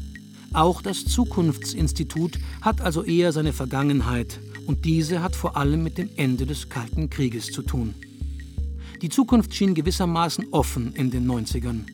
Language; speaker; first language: German; native; German